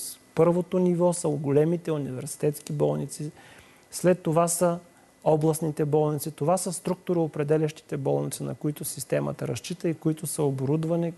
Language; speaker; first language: Bulgarian; native; Bulgarian